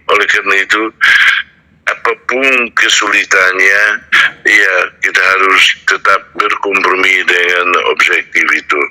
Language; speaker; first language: Indonesian; non-native, fluent; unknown